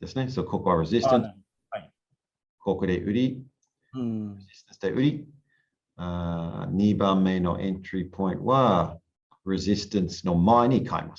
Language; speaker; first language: Japanese; non-native, learner; English